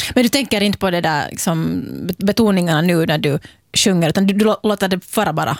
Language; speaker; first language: Swedish; native; Swedish